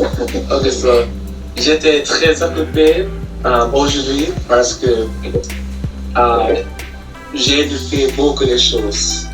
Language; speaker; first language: French; non-native, learner; English